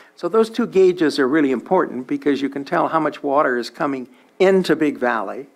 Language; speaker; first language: English; native; English